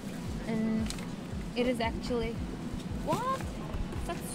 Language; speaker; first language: English; non-native, learner; Uzbek